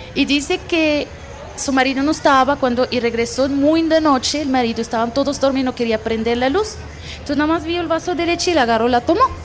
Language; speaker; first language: Spanish; non-native, fluent; Arabic